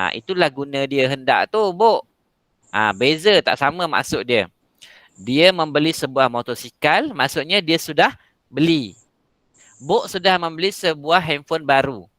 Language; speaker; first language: Malay; native; Malay